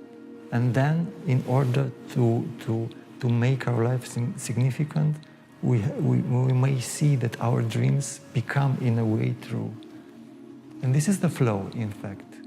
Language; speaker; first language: English; non-native, fluent; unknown